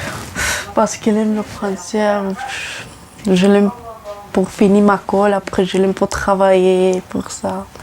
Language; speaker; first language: French; non-native, learner; Romany